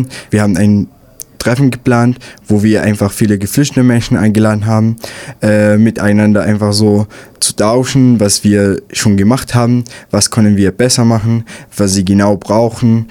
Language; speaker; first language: German; non-native, fluent; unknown